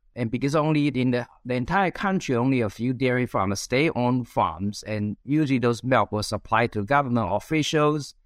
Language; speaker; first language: English; non-native, fluent; Chinese